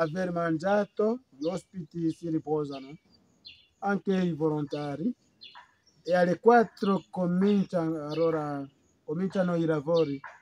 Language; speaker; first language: Italian; non-native, fluent; Kinyarwanda